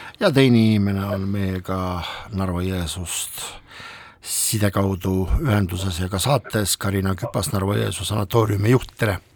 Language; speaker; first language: Estonian; non-native, local second language; Russian